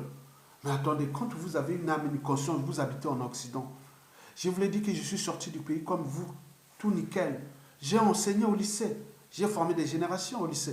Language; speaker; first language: French; non-native, local second language; Lingala